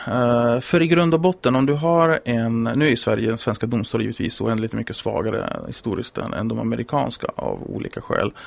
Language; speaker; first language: Swedish; non-native, fluent; Italian